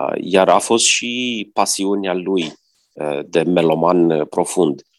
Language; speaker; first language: Romanian; native; Romanian